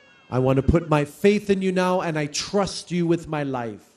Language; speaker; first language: English; native; English